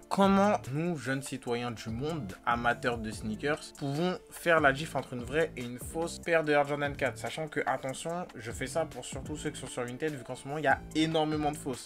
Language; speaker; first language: French; native; French